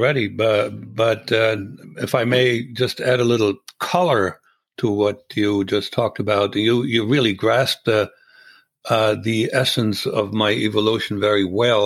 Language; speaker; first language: English; non-native, fluent; German